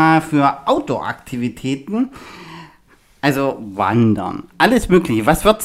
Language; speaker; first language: German; native; German